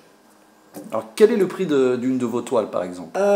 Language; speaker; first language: French; native; French